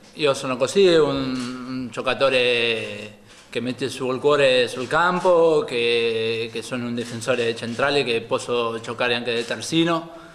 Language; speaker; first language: Italian; non-native, fluent; Spanish